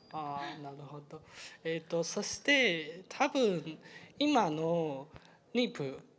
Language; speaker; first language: Japanese; non-native, learner; Chinese